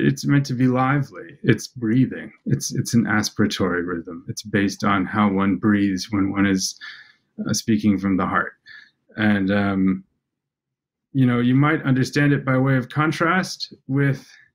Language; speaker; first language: English; native; English